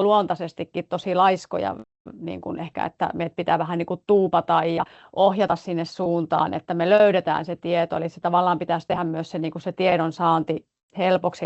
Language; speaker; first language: Finnish; native; Finnish